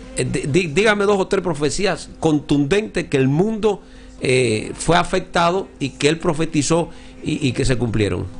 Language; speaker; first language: Spanish; native; Spanish